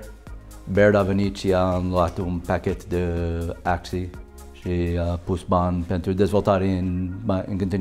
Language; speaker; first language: Romanian; non-native, learner; English